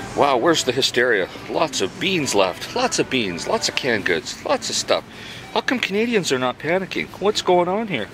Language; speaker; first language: English; native; English